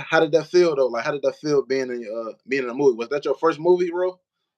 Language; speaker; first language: English; native; English